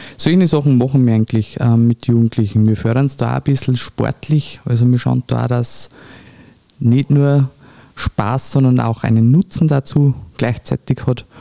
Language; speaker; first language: German; native; German